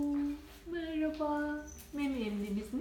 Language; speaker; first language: Turkish; native; Turkish